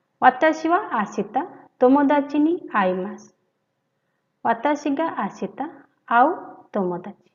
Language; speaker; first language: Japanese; non-native, fluent; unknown